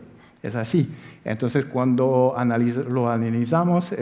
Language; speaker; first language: Spanish; non-native, fluent; French